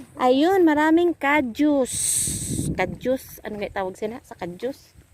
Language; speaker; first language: Filipino; non-native, local second language; Cebuano